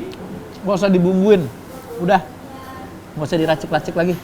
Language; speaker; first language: Indonesian; native; Indonesian